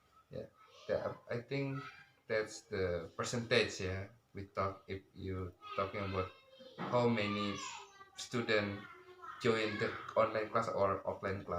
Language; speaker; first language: English; non-native, learner; Indonesian